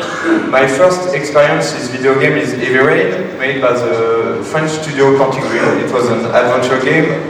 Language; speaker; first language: English; non-native, fluent; French